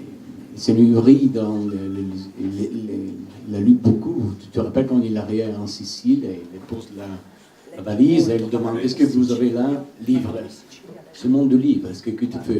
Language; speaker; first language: French; non-native, learner; Italian